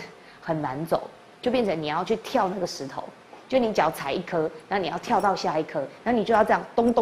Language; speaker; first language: Chinese; native; Chinese